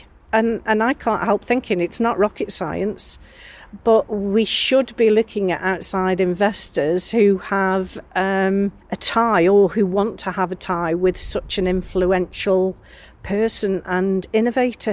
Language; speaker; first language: English; native; English